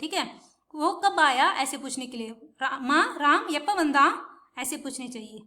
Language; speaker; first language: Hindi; non-native, local second language; Tamil